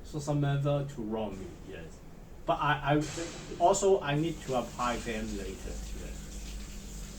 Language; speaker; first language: English; non-native, learner; Chinese